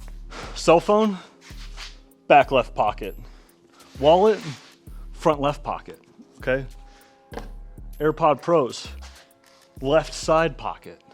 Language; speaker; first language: English; native; English